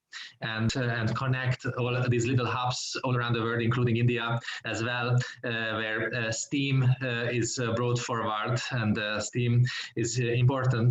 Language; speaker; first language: English; non-native, fluent; Hungarian